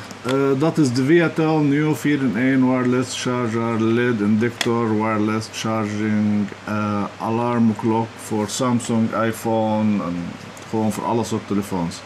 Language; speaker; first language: Dutch; non-native, fluent; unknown